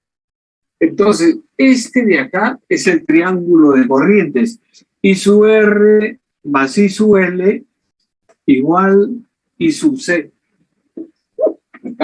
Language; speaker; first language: Spanish; native; Spanish